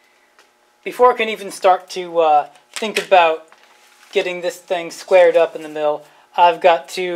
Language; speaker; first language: English; native; English